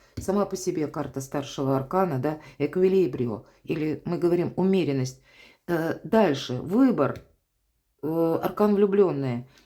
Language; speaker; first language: Russian; native; Russian